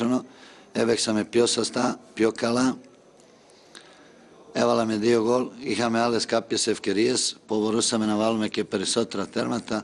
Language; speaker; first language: Greek; non-native, fluent; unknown